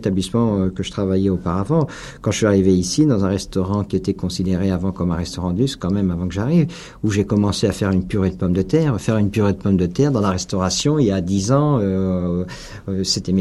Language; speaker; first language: French; native; French